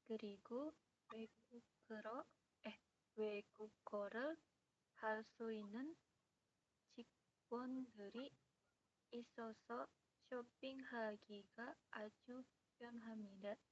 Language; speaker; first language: Korean; non-native, learner; Indonesian